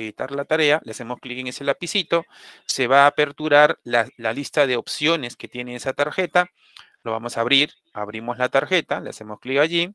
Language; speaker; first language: Spanish; native; Spanish